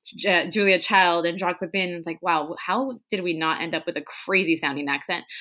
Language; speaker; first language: English; non-native, fluent; Spanish